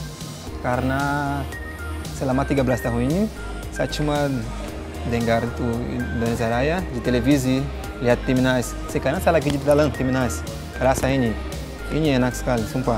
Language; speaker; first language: Indonesian; non-native, fluent; Portuguese